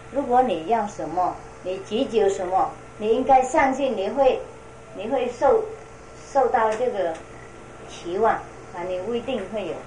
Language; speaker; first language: Chinese; non-native, fluent; Vietnamese